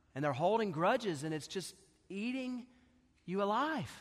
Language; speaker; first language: English; native; English